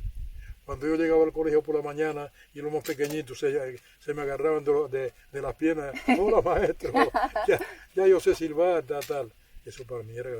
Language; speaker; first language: Spanish; native; Spanish